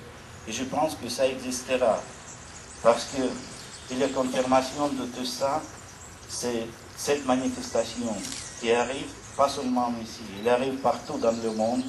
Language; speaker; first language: French; non-native, learner; Russian